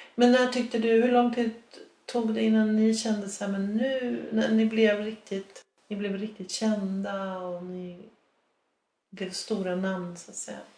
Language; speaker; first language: Swedish; native; Swedish